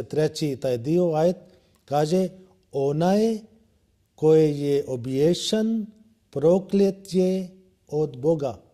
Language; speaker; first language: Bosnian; non-native, learner; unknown